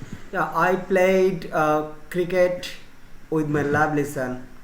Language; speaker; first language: English; non-native, fluent; Bangla